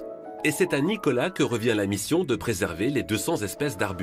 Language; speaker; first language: French; native; French